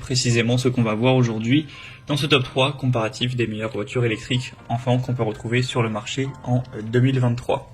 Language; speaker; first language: French; native; French